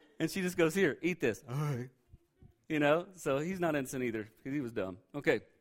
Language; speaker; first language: English; native; English